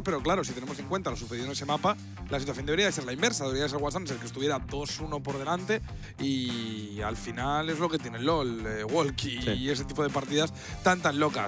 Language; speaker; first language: Spanish; native; Spanish